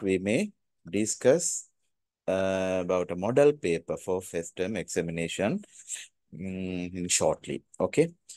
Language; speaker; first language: English; non-native, local second language; Tamil